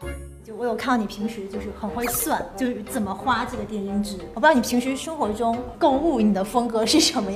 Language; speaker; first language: Chinese; native; Chinese